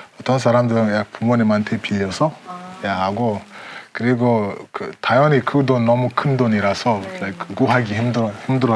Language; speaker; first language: Korean; non-native, learner; English